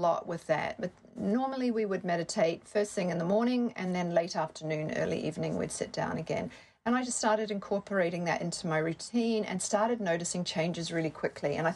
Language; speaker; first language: English; native; English